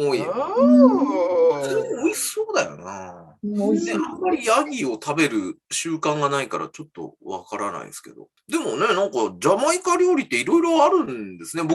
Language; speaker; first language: Japanese; native; Japanese